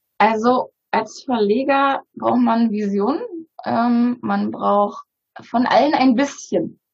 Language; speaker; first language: German; early bilingual, other home language; Bulgarian